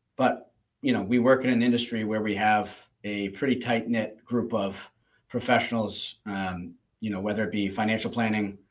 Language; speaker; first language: English; native; English